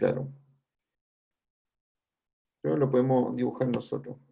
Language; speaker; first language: Spanish; native; Spanish